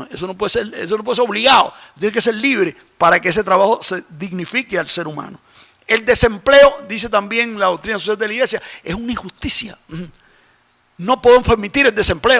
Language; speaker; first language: Spanish; native; Spanish